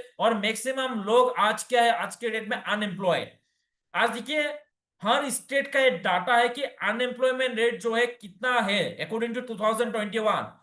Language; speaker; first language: Hindi; non-native, local second language; Bangla